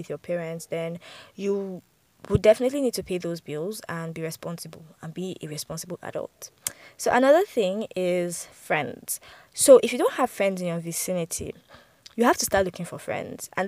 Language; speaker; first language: English; non-native, local second language; Yoruba